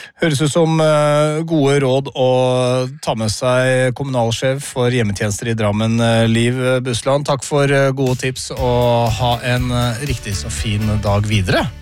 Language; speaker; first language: Norwegian; native; Norwegian